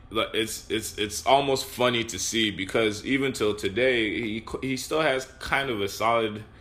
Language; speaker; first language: English; non-native, local second language; Yoruba